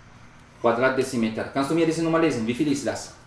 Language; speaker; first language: German; non-native, learner; Spanish